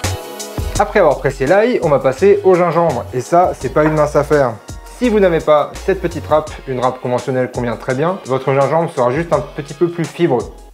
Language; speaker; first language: French; native; French